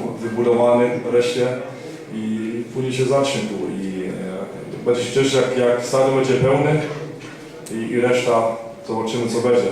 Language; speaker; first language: Polish; early bilingual, heritage; Polish